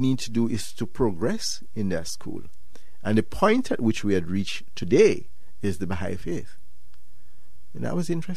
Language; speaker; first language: English; non-native, local second language; Jamaican Creole English